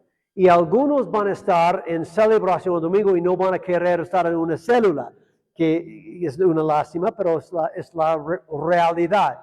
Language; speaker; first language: Spanish; non-native, fluent; English